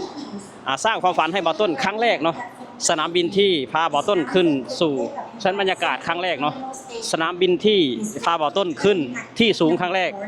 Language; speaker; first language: Thai; non-native, local second language; Lao